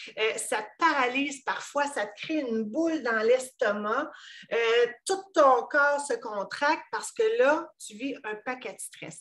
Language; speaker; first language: French; native; French